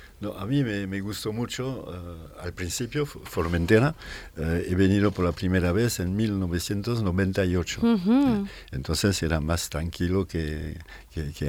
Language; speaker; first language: Spanish; non-native, fluent; French